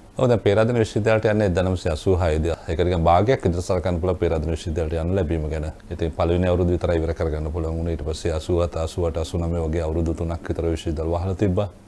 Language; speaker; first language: Sinhala; non-native, local second language; Tamil